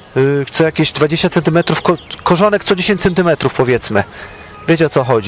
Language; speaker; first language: Polish; native; Polish